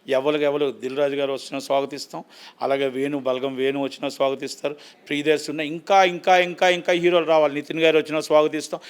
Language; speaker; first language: Telugu; native; Telugu